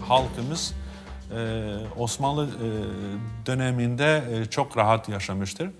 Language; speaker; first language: Turkish; non-native, fluent; Albanian